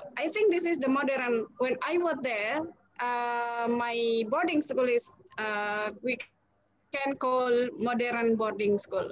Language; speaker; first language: English; non-native, learner; Indonesian